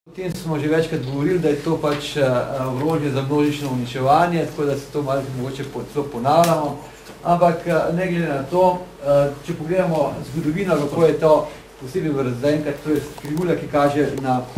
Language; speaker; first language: Slovenian; native; Slovenian